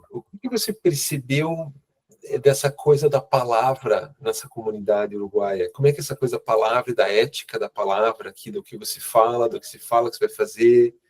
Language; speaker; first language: Portuguese; native; Portuguese